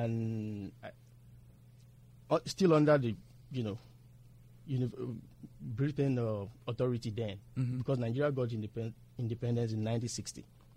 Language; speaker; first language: English; non-native, local second language; Yoruba